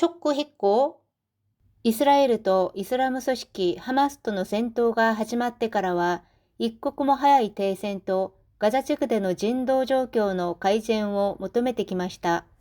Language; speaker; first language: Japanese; non-native, fluent; Korean